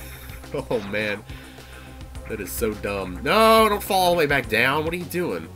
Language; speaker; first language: English; native; English